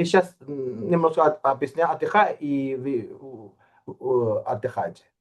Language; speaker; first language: Russian; non-native, learner; Chinese